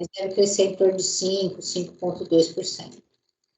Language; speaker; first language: Portuguese; native; Portuguese